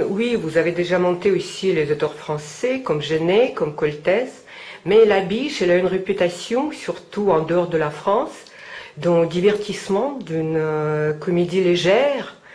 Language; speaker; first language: French; non-native, fluent; Russian